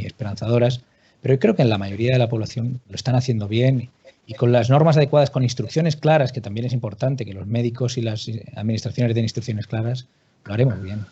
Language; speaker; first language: Spanish; native; Spanish